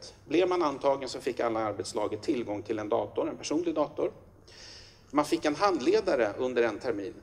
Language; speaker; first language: Swedish; native; Swedish